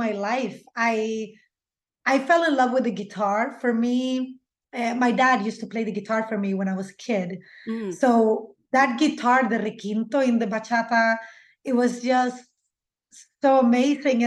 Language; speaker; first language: English; non-native, fluent; Swedish